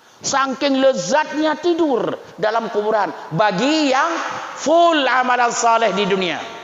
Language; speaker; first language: Malay; non-native, local second language; Achinese